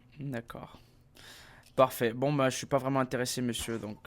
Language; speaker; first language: French; native; French